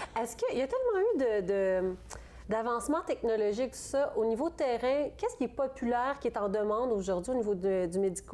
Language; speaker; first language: French; native; French